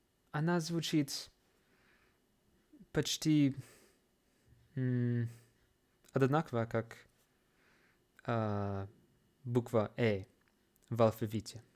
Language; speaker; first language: Russian; non-native, fluent; English